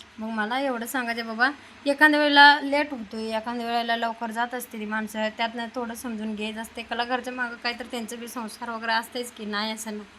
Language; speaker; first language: Marathi; native; Marathi